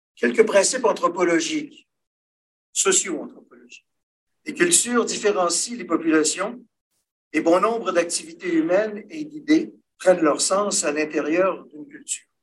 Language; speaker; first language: French; native; French